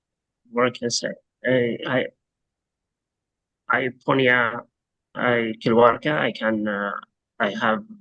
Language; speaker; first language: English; non-native, fluent; Arabic